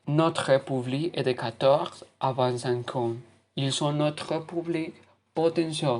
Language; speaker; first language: French; non-native, learner; Spanish